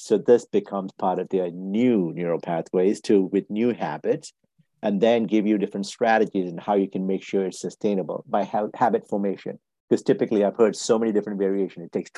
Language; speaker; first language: English; non-native, local second language; Tamil